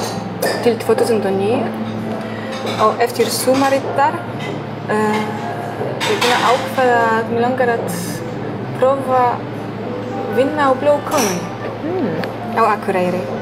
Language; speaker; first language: Icelandic; non-native, learner; Polish